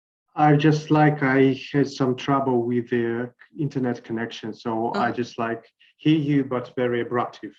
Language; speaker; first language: English; non-native, fluent; Russian